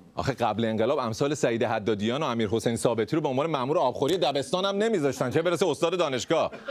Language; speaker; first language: Persian; native; Persian